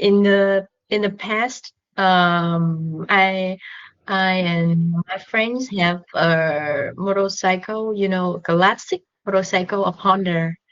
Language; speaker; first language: English; non-native, learner; Vietnamese